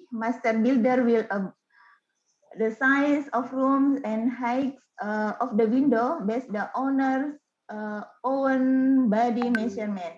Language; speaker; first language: English; non-native, learner; Indonesian